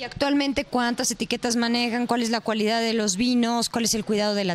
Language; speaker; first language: Spanish; native; Spanish